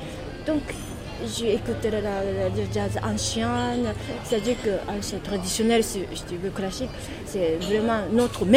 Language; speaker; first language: French; non-native, learner; Japanese